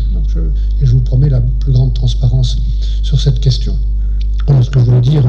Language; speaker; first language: French; native; French